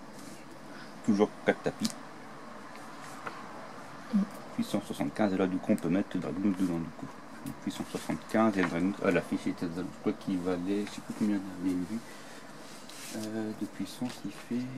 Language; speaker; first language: French; native; French